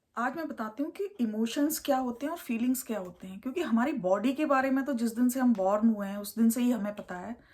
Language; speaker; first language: Hindi; native; Hindi